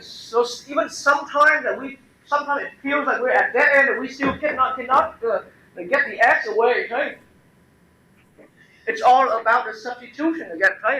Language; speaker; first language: English; non-native, fluent; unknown